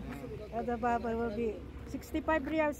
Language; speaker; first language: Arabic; non-native, learner; Filipino